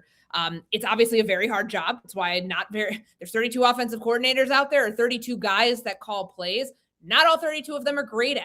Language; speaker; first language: English; native; English